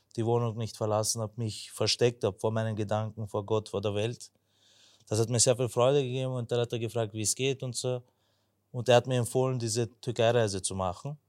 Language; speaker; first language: German; non-native, local second language; Turkish